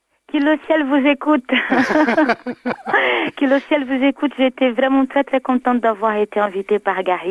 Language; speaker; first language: French; non-native, fluent; Portuguese